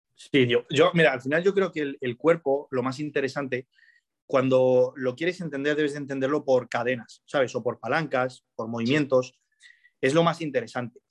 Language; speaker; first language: Spanish; early bilingual, other home language; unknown